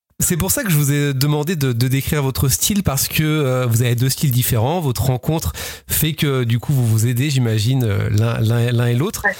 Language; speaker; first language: French; native; French